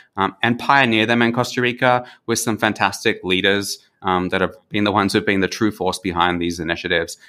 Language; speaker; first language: English; native; English